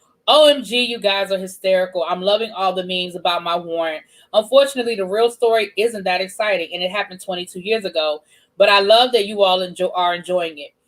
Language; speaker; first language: English; native; English